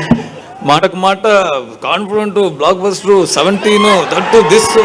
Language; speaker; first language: Telugu; non-native, learner; Tamil